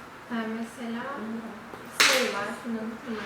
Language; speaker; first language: Turkish; native; Turkish